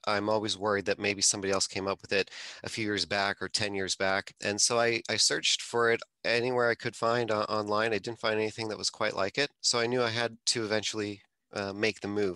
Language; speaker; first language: English; native; English